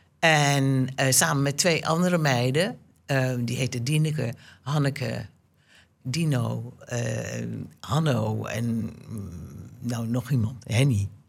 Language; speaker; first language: Dutch; native; Dutch